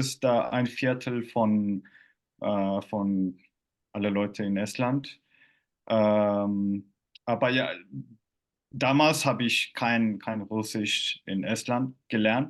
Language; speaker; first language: German; non-native, fluent; Finnish